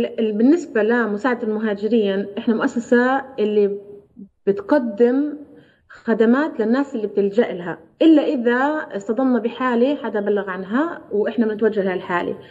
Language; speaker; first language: Arabic; native; Arabic